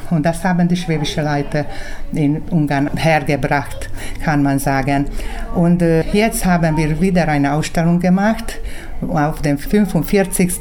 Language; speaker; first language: German; early bilingual, heritage; German